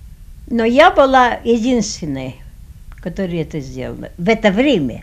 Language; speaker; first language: Russian; early bilingual, heritage; Russian